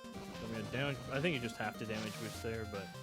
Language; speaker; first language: English; native; English